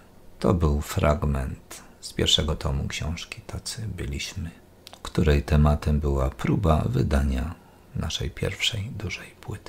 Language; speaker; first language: Polish; native; Polish